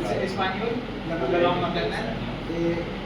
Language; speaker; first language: French; non-native, learner; Nepali